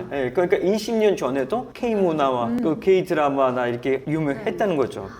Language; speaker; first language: Korean; non-native, fluent; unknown